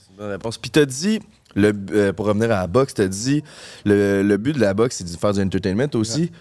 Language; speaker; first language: French; native; French